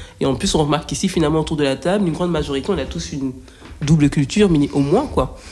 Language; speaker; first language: French; native; French